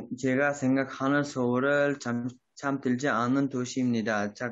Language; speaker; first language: Korean; non-native, learner; Uzbek